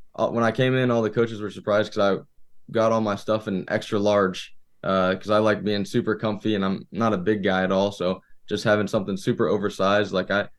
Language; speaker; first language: English; native; English